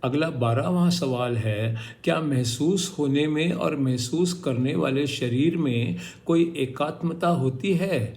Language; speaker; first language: Hindi; non-native, local second language; Marathi